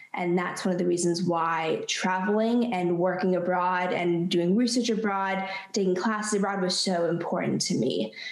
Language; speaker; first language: English; native; English